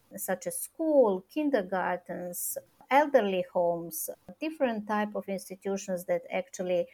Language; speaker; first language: English; non-native, fluent; Serbian